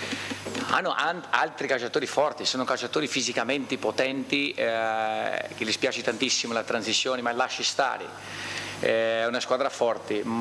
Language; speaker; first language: Italian; non-native, fluent; Portuguese